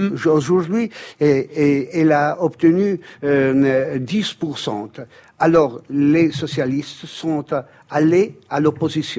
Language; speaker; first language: French; non-native, fluent; Italian